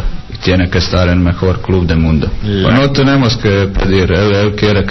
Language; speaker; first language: Spanish; non-native, learner; Croatian